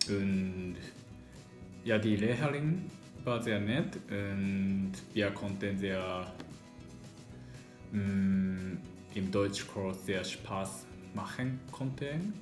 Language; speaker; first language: German; non-native, learner; Japanese